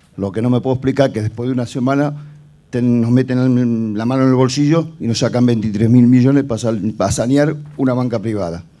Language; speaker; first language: Spanish; native; Spanish